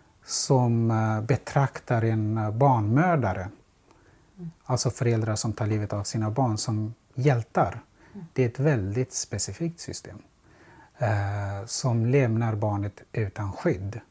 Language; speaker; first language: Swedish; non-native, fluent; Central Kurdish